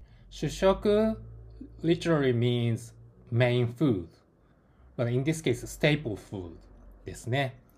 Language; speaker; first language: English; non-native, fluent; Japanese